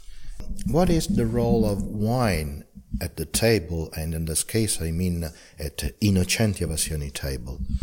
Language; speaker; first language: English; non-native, fluent; Italian